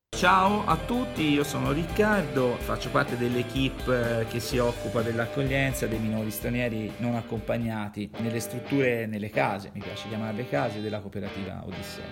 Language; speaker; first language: Italian; native; Italian